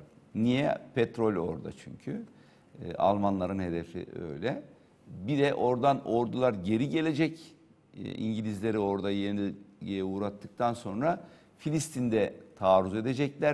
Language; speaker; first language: Turkish; native; Turkish